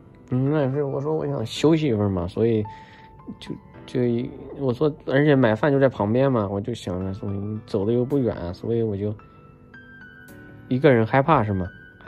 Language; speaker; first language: Chinese; native; Chinese